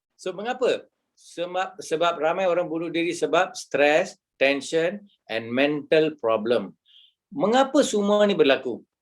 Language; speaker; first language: Malay; non-native, local second language; Tamil